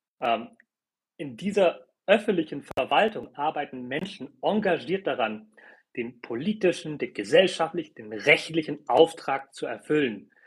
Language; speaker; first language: German; early bilingual, other home language; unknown